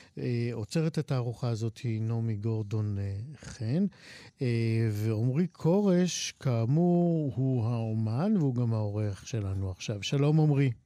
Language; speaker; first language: Hebrew; native; Hebrew